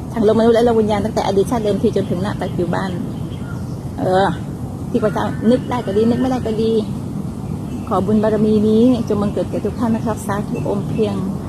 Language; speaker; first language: Thai; non-native, local second language; Northern Khmer